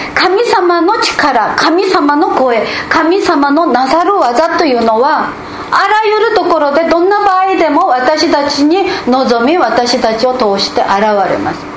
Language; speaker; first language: Japanese; non-native, fluent; Korean